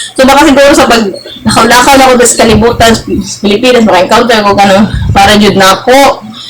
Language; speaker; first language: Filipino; non-native, local second language; Cebuano